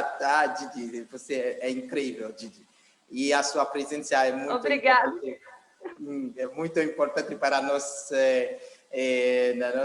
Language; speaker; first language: Portuguese; non-native, fluent; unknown